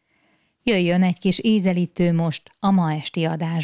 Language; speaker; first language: Hungarian; native; Hungarian